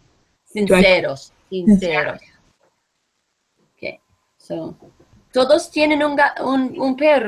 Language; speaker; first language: Spanish; non-native, fluent; English